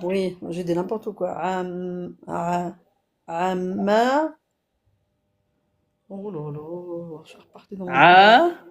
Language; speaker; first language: French; native; French